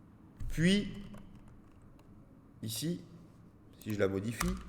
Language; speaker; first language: French; native; French